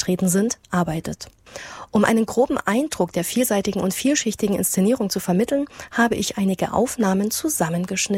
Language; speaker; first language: German; native; German